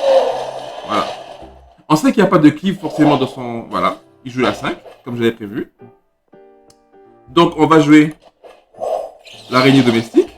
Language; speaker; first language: French; native; French